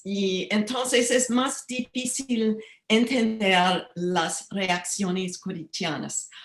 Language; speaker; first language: Spanish; non-native, learner; English